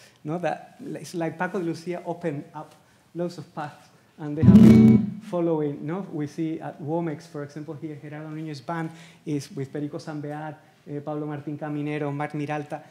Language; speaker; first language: English; non-native, fluent; Spanish